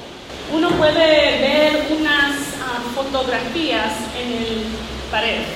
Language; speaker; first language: Spanish; non-native, learner; English